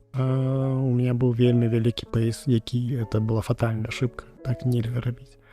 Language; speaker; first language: Belarusian; non-native, local second language; Russian